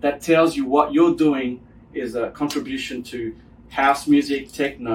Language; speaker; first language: English; non-native, fluent; French